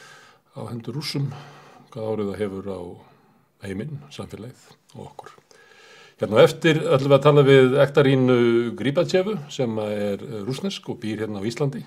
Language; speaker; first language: Icelandic; native; Icelandic